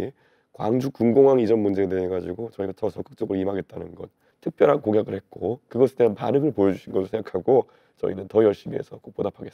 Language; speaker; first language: Korean; native; Korean